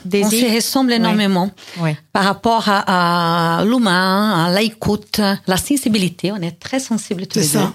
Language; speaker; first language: French; non-native, learner; Portuguese